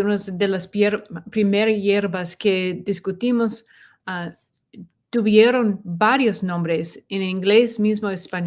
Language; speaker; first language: Spanish; non-native, learner; English